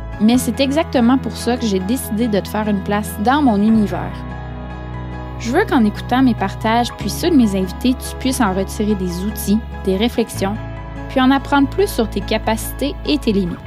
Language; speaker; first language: French; native; French